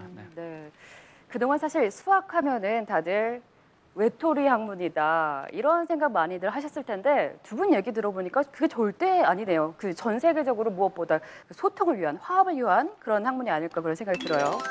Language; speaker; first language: Korean; native; Korean